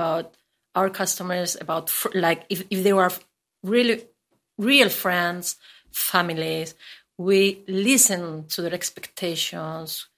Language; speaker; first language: English; non-native, fluent; Spanish